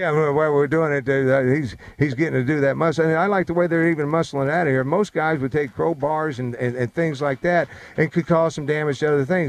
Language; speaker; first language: English; native; English